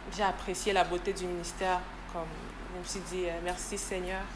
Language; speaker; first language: French; native; French